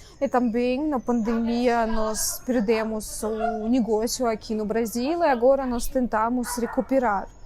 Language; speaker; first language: Portuguese; non-native, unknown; Russian